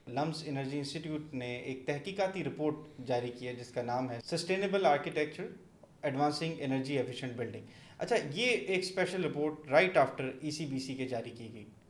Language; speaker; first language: Urdu; non-native, local second language; Punjabi